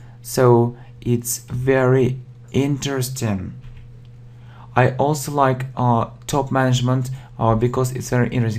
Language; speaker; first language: English; non-native, fluent; Russian